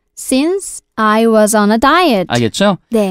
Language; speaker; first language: English; non-native, learner; Korean